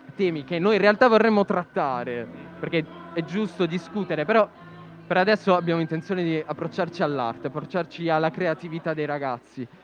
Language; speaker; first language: Italian; native; Italian